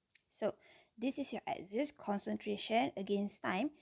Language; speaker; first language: English; non-native, local second language; Malay